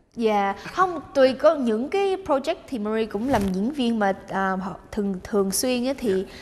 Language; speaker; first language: Vietnamese; early bilingual, heritage; Vietnamese